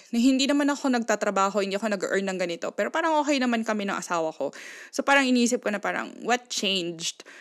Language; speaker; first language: Filipino; non-native, local second language; Pampanga